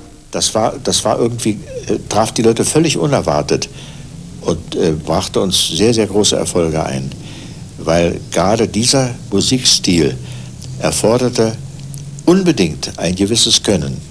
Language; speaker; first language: German; native; German